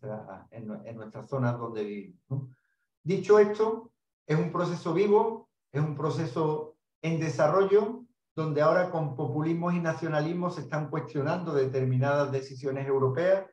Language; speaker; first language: Spanish; native; Spanish